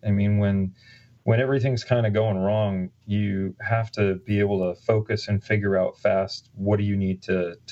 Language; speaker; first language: English; native; English